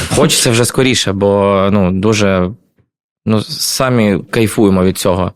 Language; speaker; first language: Ukrainian; non-native, local second language; Russian